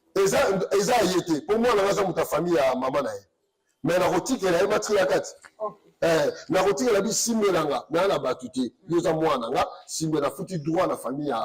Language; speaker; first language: Lingala; non-native, local second language; Kongo